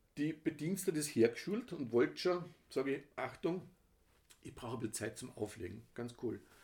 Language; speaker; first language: German; native; German